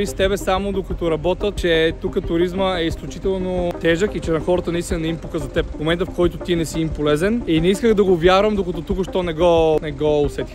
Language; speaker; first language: Bulgarian; native; Bulgarian